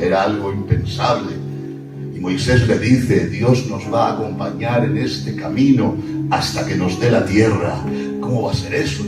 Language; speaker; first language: Spanish; native; Spanish